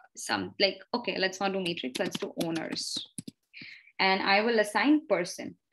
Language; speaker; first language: English; non-native, local second language; Hindi